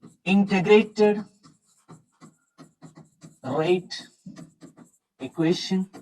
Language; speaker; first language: English; non-native, local second language; Malayalam